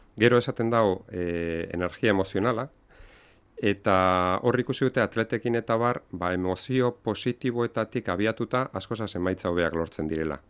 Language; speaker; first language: Basque; non-native, local second language; Spanish